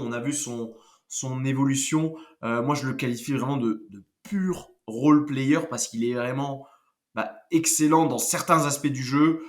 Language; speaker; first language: French; native; French